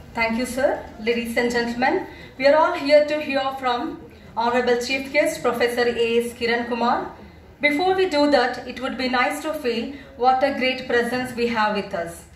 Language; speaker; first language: English; non-native, local second language; Kannada